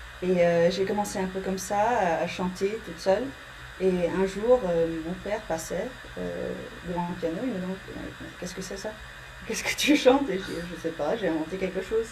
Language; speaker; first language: French; early bilingual, heritage; English